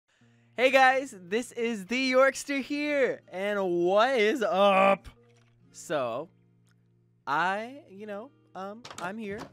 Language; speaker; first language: English; native; English